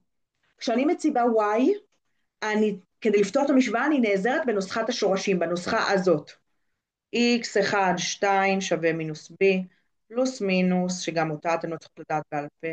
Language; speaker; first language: Hebrew; native; Hebrew